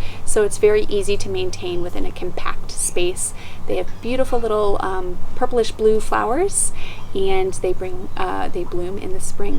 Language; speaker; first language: English; native; English